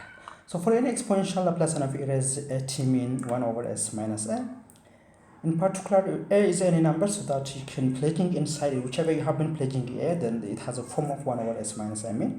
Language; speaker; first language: English; non-native, fluent; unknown